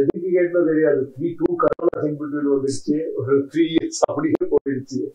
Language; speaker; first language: Tamil; non-native, learner; Kannada